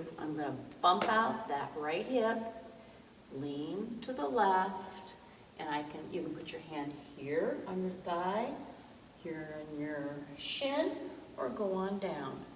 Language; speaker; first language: English; native; English